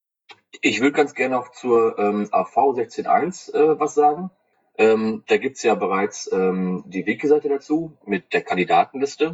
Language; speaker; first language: German; native; German